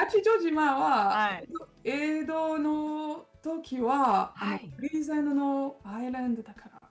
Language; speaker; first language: Japanese; non-native, learner; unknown